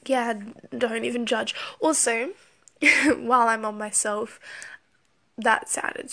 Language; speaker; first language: English; native; English